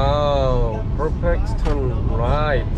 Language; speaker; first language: English; non-native, learner; Korean